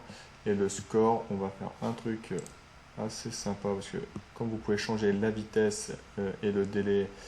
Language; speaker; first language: French; native; French